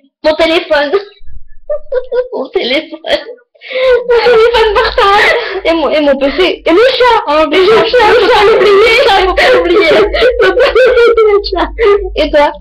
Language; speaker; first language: French; native; French